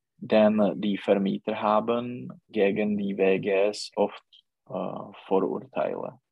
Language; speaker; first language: German; non-native, learner; Czech